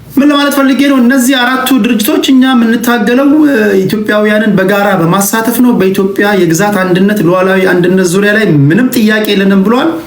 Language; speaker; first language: Amharic; native; Amharic